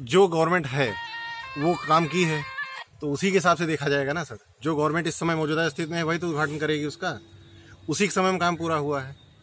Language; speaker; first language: Hindi; native; Hindi